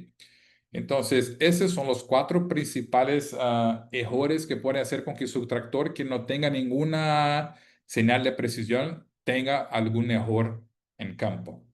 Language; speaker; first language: Spanish; non-native, fluent; Portuguese